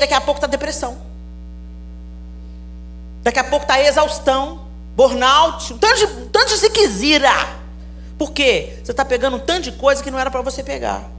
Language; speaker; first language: Portuguese; native; Portuguese